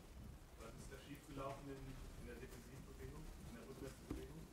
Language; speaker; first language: German; native; German